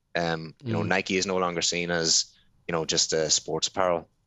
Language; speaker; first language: English; native; English